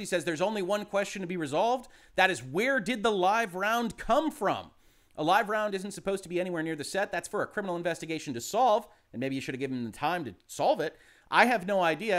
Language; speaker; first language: English; native; English